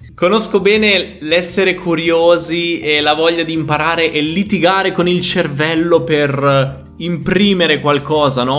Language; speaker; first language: Italian; native; Italian